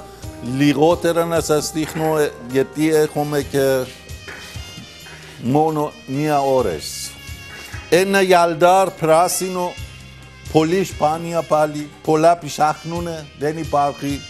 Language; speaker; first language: Greek; non-native, fluent; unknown